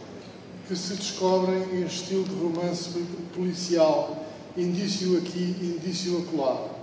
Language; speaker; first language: Portuguese; native; Portuguese